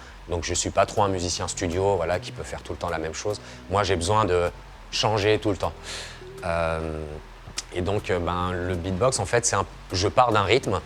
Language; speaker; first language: French; native; French